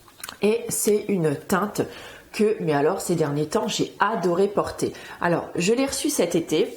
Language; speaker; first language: French; native; French